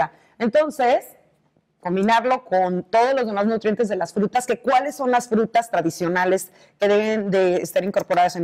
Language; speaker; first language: Spanish; native; Spanish